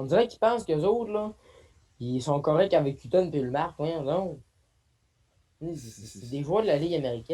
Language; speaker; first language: French; native; French